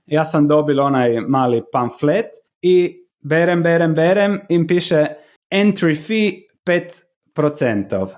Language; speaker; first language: Slovenian; non-native, learner; Croatian